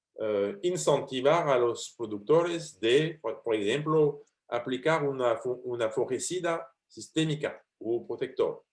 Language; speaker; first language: Spanish; non-native, fluent; French